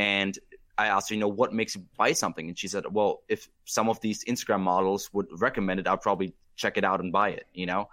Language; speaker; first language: English; non-native, fluent; German